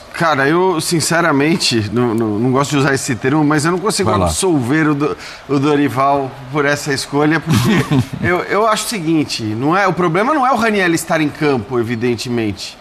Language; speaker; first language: Portuguese; native; Portuguese